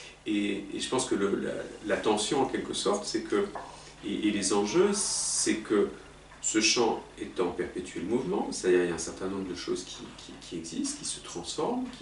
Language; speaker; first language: French; native; French